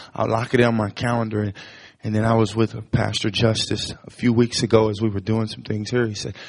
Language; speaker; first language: English; native; English